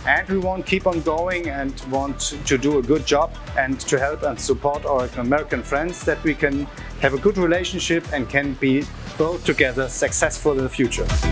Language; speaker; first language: English; non-native, fluent; German